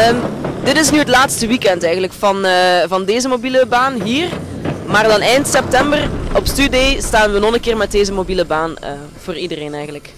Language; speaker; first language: Dutch; native; Dutch